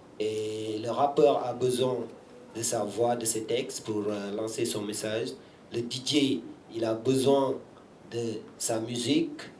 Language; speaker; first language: French; non-native, local second language; Wolof